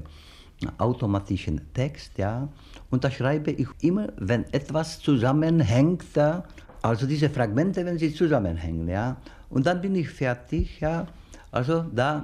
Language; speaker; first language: German; non-native, fluent; Czech